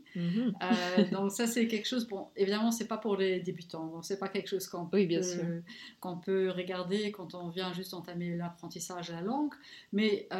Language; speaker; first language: French; non-native, local second language; Luxembourgish